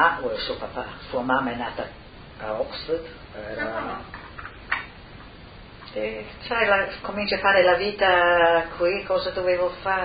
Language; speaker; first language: Italian; non-native, local second language; Friulian